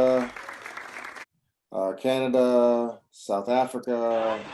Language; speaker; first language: English; native; English